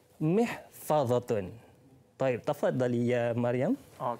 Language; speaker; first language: Arabic; non-native, fluent; Malay